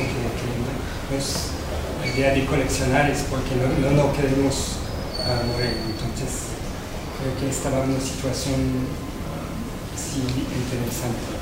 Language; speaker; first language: Spanish; non-native, fluent; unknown